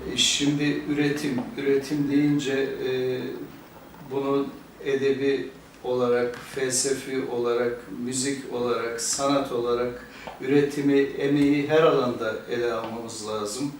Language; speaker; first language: Turkish; native; Turkish